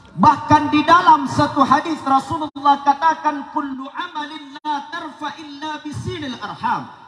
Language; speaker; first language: Indonesian; non-native, local second language; Buginese